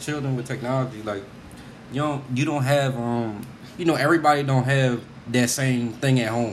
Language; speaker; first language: English; native; English